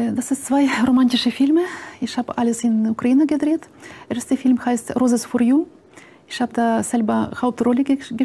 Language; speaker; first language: German; non-native, learner; Ukrainian